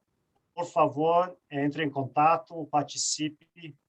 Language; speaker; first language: Portuguese; non-native, fluent; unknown